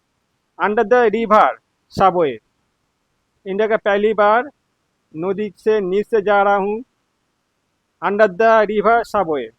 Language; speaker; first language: Hindi; non-native, local second language; Bangla